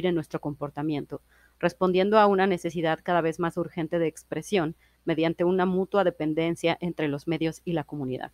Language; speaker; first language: Spanish; native; Spanish